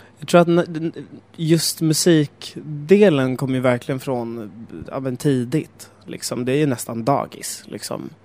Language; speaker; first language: Swedish; native; Swedish